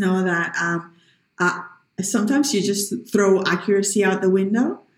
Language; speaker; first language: English; non-native, fluent; Spanish